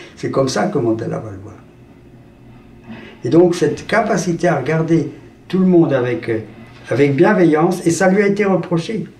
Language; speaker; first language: French; native; French